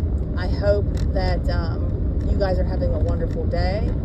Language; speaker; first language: English; native; English